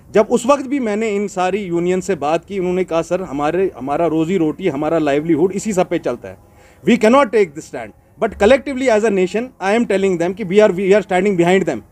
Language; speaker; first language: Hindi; non-native, local second language; Kashmiri